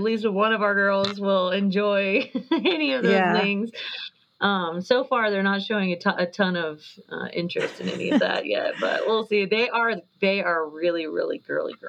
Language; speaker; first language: English; native; English